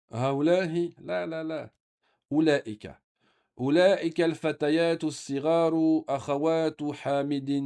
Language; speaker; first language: Arabic; non-native, fluent; French